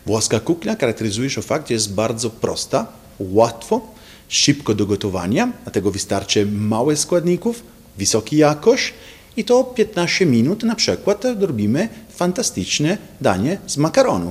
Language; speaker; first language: Polish; non-native, fluent; Italian